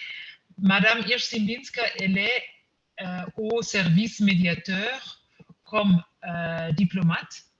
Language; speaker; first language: French; non-native, fluent; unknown